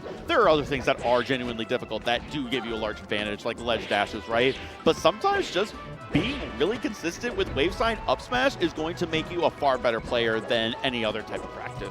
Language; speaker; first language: English; native; English